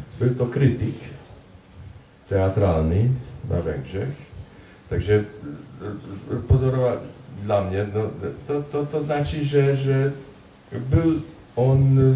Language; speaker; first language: Polish; non-native, fluent; Hungarian